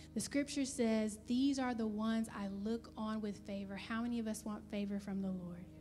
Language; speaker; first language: English; native; English